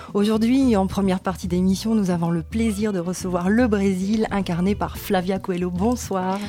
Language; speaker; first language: French; native; French